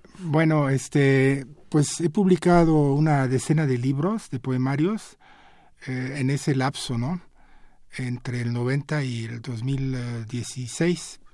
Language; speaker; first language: Spanish; non-native, fluent; French